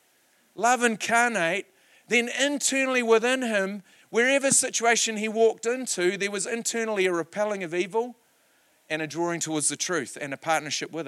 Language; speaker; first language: English; native; English